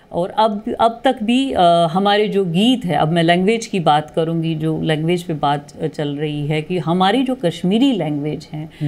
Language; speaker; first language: Hindi; non-native, local second language; Kashmiri